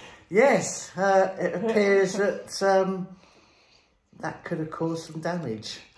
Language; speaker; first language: English; native; English